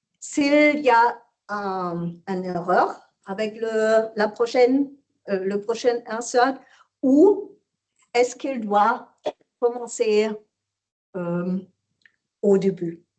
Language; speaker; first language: French; non-native, learner; German